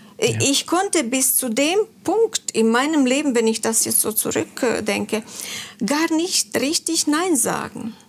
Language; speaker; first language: German; non-native, fluent; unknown